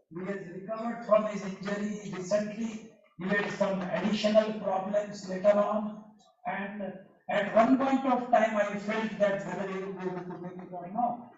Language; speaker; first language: English; non-native, local second language; Gujarati